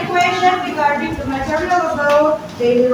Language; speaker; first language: English; non-native, fluent; Indonesian